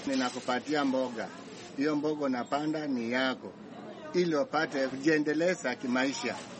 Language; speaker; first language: Swahili; non-native, local second language; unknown